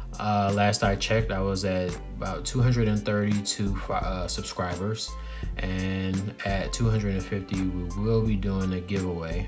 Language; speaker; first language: English; native; English